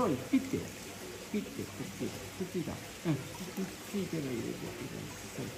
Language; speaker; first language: Japanese; native; Japanese